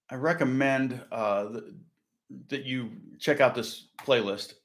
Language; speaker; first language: English; native; English